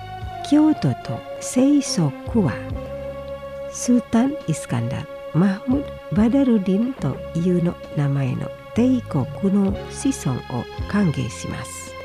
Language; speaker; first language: Japanese; non-native, fluent; Indonesian